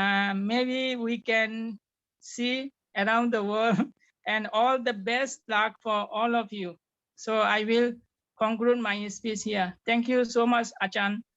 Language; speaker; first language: English; non-native, fluent; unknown